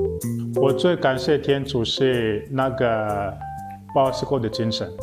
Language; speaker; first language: Chinese; non-native, fluent; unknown